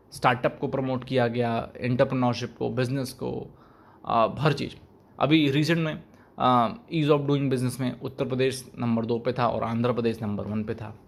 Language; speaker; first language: Hindi; native; Hindi